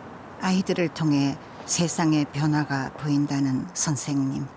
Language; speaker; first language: Korean; native; Korean